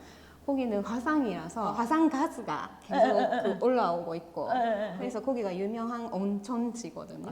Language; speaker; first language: Korean; non-native, fluent; Japanese